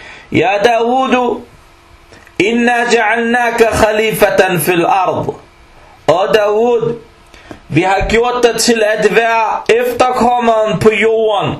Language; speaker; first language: Danish; non-native, fluent; Arabic